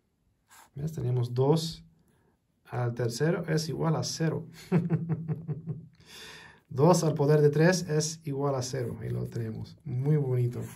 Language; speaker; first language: Spanish; early bilingual, heritage; Spanish